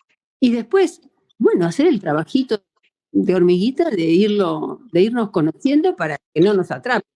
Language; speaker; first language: Spanish; native; Spanish